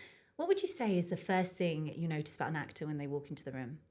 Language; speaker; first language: English; native; English